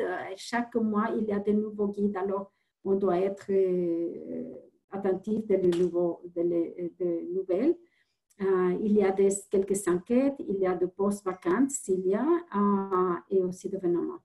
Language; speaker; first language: French; non-native, fluent; Spanish